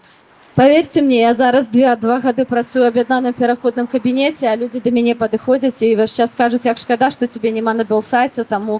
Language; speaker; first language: Belarusian; native; Belarusian